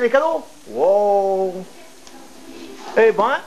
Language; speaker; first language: French; native; French